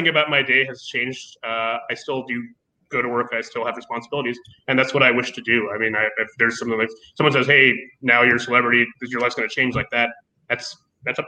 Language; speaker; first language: English; native; English